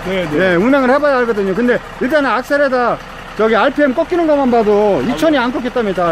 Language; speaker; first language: Korean; native; Korean